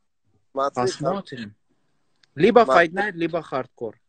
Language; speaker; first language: Russian; non-native, fluent; Persian